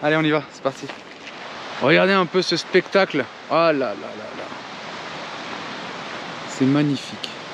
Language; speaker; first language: French; native; French